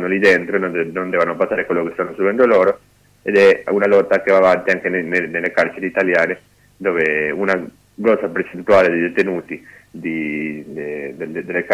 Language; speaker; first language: Italian; non-native, fluent; Spanish